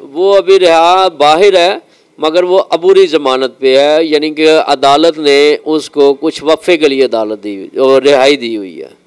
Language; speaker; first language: Urdu; native; Urdu